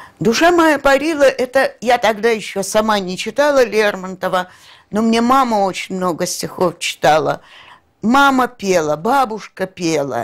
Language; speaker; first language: Russian; native; Russian